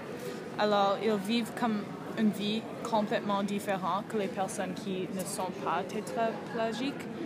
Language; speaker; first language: French; non-native, learner; English